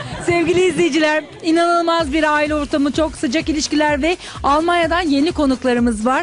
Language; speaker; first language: Turkish; native; Turkish